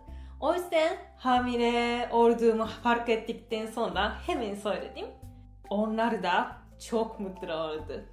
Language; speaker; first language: Turkish; non-native, fluent; Japanese